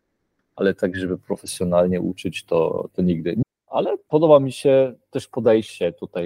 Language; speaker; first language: Polish; early bilingual, heritage; Polish